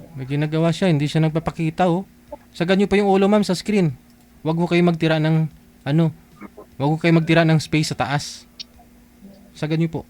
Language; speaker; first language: Filipino; native; Filipino